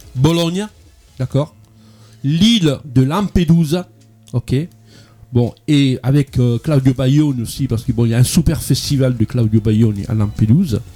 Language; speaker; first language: French; non-native, fluent; Italian